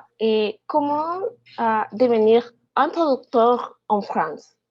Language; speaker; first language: French; non-native, learner; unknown